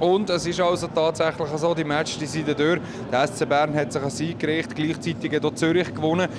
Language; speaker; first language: German; native; German